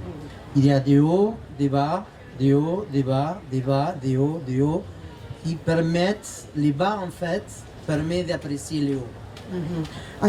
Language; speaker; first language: French; non-native, fluent; Spanish